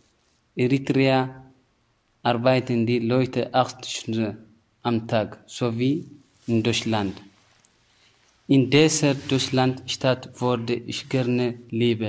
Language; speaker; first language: German; non-native, learner; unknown